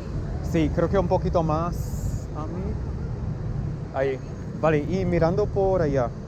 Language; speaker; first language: Spanish; non-native, fluent; English